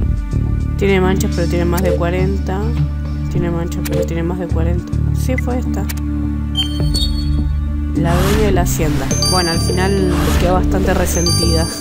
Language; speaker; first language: Spanish; native; Spanish